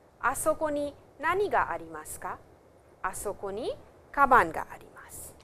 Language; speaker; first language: Japanese; non-native, fluent; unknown